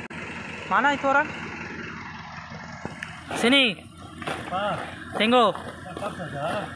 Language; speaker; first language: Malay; non-native, learner; Bangla